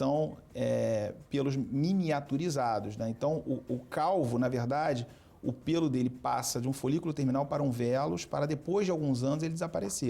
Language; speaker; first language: Portuguese; native; Portuguese